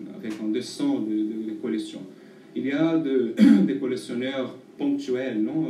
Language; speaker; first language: French; non-native, fluent; Portuguese